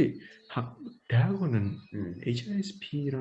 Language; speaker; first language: Korean; non-native, fluent; Indonesian